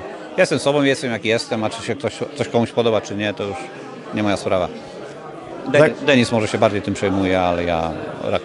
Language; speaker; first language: Polish; native; Polish